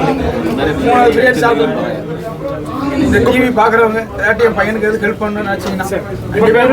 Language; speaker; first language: Tamil; native; Tamil